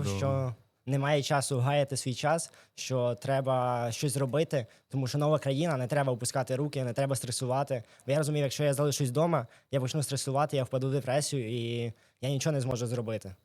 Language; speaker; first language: Ukrainian; native; Ukrainian